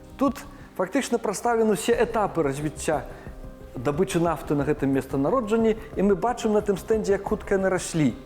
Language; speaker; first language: Belarusian; non-native, local second language; Russian